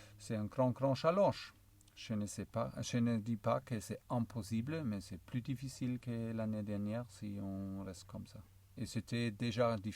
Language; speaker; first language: French; non-native, learner; German